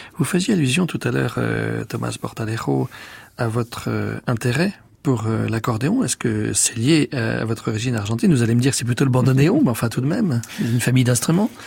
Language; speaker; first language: French; native; French